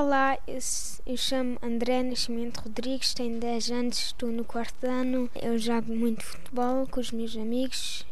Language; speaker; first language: Portuguese; early bilingual, heritage; Portuguese